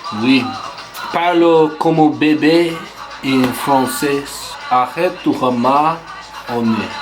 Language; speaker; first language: French; non-native, learner; English